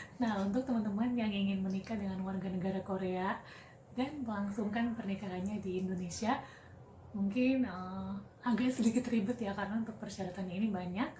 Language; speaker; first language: Indonesian; native; Indonesian